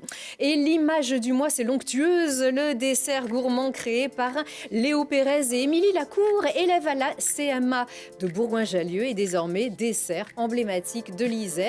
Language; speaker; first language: French; native; French